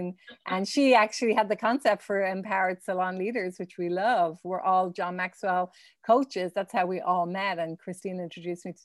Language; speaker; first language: English; native; English